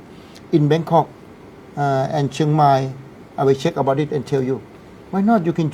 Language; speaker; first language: English; non-native, learner; Thai